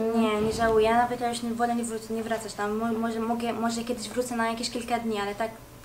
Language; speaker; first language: Polish; early bilingual, heritage; Arabic